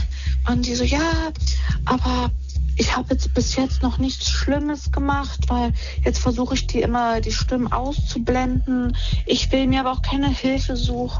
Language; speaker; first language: German; native; German